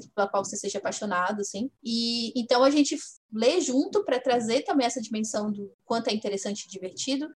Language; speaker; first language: Portuguese; native; Portuguese